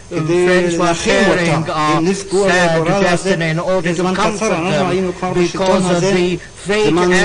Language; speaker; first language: Hebrew; non-native, fluent; German